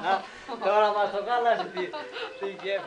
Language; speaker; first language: Greek; non-native, learner; Albanian